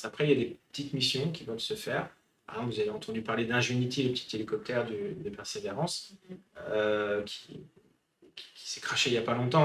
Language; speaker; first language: French; native; French